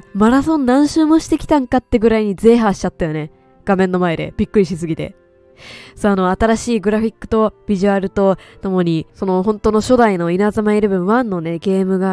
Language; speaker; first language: Japanese; native; Japanese